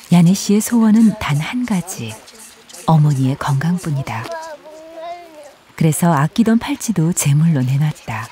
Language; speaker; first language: Korean; native; Korean